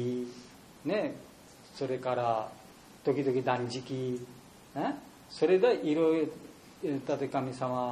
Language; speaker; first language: Japanese; non-native, learner; Bangla